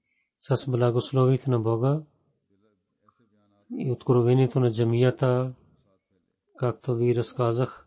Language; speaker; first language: Bulgarian; non-native, fluent; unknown